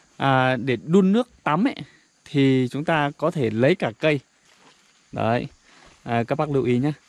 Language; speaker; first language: Vietnamese; non-native, local second language; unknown